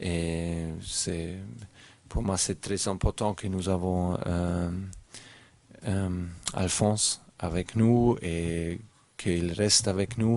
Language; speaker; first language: French; non-native, learner; German